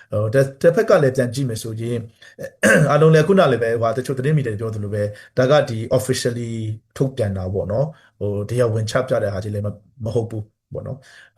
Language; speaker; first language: Burmese; non-native, local second language; Hakha Chin